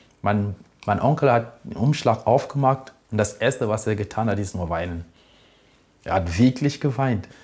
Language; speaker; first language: German; non-native, fluent; French